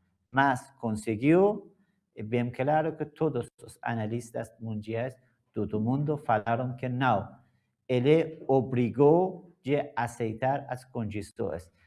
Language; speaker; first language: Portuguese; non-native, learner; Persian